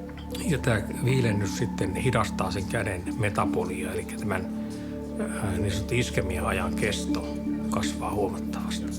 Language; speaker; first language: Finnish; native; Finnish